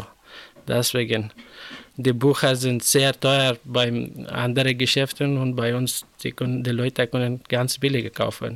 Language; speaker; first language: German; non-native, learner; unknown